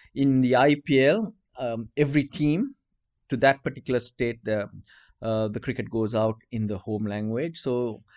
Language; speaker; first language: English; non-native, local second language; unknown